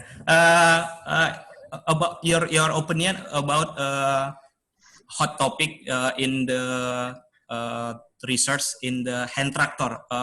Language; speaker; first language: English; non-native, learner; Indonesian